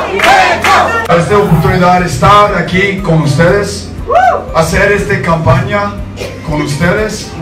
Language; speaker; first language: Spanish; non-native, fluent; English